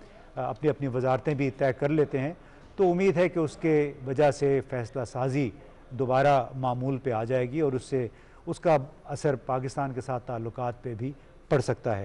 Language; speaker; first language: Urdu; native; Urdu